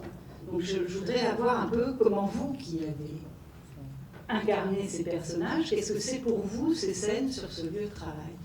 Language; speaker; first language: French; native; French